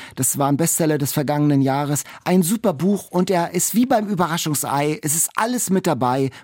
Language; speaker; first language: German; native; German